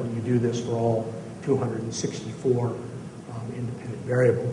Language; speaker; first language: English; native; English